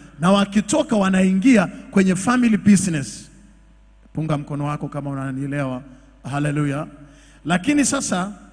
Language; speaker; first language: Swahili; native; Swahili